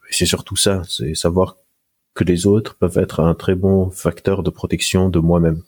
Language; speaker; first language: French; non-native, local second language; Arabic